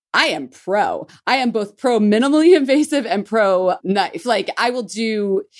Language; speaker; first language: English; native; English